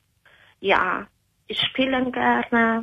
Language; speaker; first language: German; non-native, learner; Italian